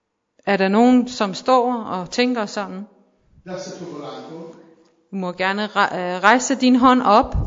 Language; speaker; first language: Danish; non-native, fluent; Persian